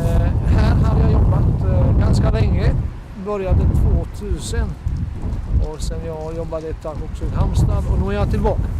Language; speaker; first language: Swedish; non-native, fluent; Bosnian